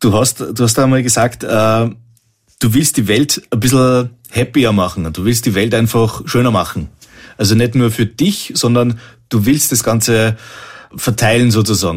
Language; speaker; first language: German; native; German